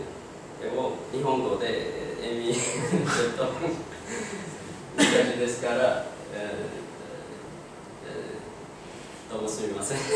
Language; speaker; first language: Japanese; non-native, learner; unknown